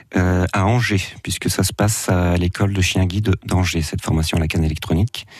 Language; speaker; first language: French; native; French